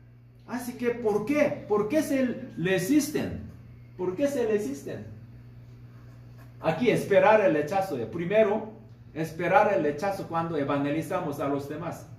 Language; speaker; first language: Spanish; non-native, fluent; Korean